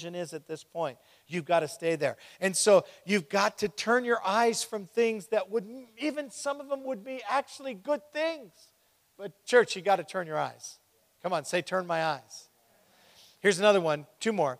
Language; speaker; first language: English; native; English